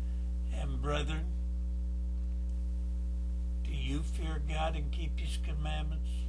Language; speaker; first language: English; native; English